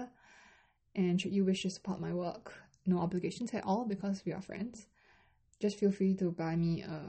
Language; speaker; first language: English; non-native, local second language; Chinese